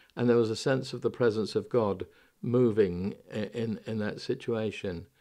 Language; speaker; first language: English; native; English